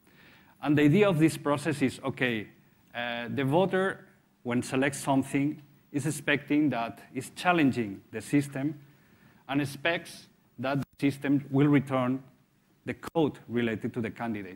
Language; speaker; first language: English; non-native, fluent; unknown